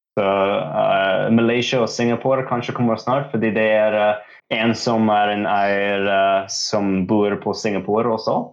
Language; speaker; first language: Norwegian; non-native, learner; English